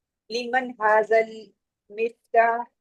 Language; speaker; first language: Arabic; non-native, learner; Urdu